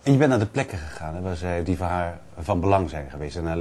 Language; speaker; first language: Dutch; native; Dutch